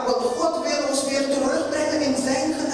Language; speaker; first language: Dutch; non-native, local second language; Papiamento